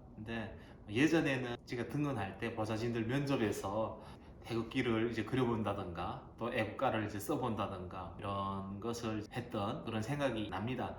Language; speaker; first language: Korean; native; Korean